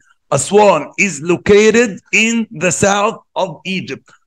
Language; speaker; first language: English; non-native, fluent; Arabic